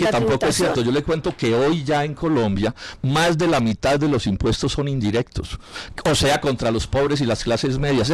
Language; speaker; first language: Spanish; native; Spanish